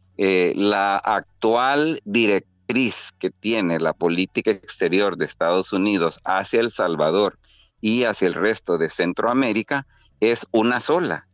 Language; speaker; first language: Spanish; native; Spanish